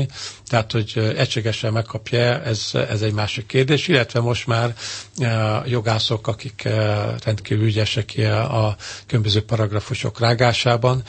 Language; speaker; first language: Hungarian; native; Hungarian